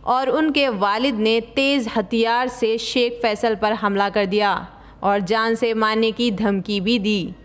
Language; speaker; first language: Hindi; non-native, local second language; Urdu